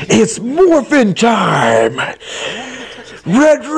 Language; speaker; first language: English; native; English